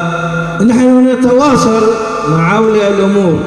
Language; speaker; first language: Arabic; native; Arabic